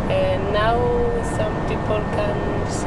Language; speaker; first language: English; non-native, learner; Spanish